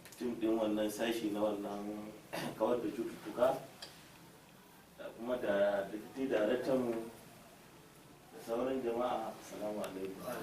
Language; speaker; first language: Hausa; native; Hausa